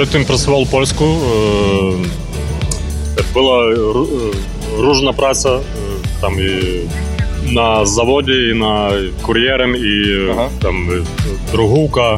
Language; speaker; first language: Polish; non-native, learner; Ukrainian